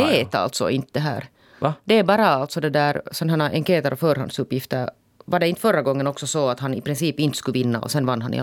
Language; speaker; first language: Swedish; native; Swedish